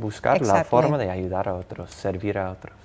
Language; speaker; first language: Spanish; non-native, fluent; English